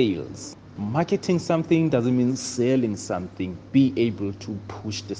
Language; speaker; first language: English; non-native, local second language; Xhosa